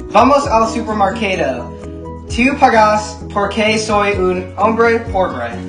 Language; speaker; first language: Spanish; non-native, learner; English